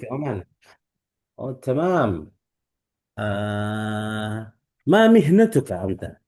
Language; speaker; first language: Arabic; non-native, fluent; Indonesian